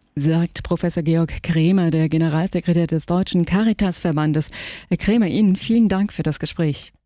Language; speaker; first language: German; native; German